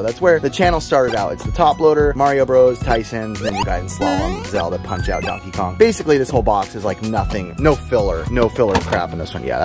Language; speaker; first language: English; native; English